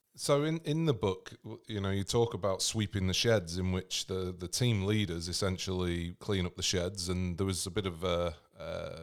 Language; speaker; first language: English; native; English